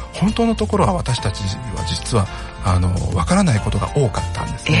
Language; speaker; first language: Japanese; native; Japanese